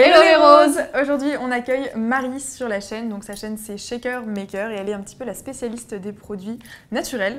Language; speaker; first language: French; native; French